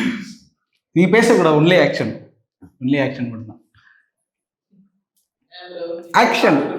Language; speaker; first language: Tamil; native; Tamil